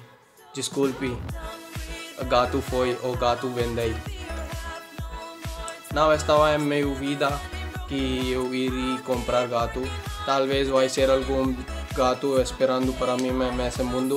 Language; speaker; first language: Portuguese; non-native, learner; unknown